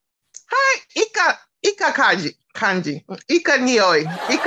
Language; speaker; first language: Japanese; non-native, learner; Chinese